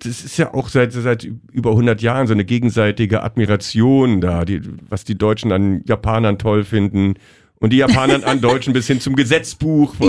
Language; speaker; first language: German; native; German